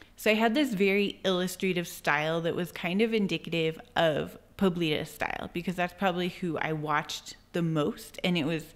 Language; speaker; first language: English; native; English